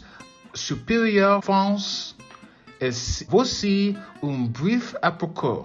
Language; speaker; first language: French; non-native, learner; English